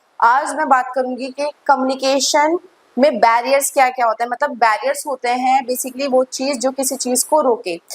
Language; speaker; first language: Hindi; native; Hindi